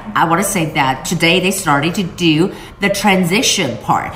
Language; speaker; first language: English; non-native, fluent; Chinese